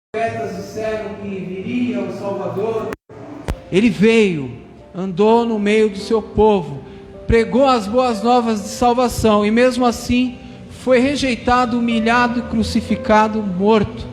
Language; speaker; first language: Portuguese; native; Portuguese